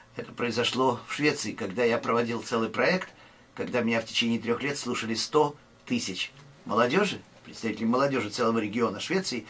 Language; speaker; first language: Russian; native; Russian